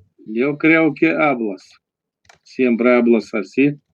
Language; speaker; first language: Spanish; non-native, learner; Russian